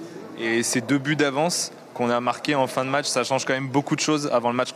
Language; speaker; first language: French; native; French